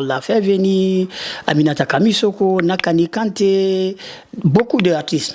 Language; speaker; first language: French; non-native, local second language; Susu